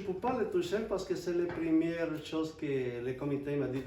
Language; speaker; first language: French; non-native, fluent; Spanish